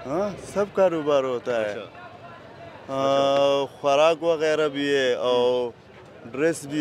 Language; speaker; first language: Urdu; non-native, learner; Pashto